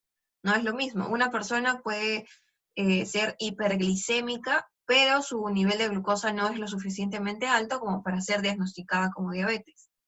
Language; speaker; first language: Spanish; native; Spanish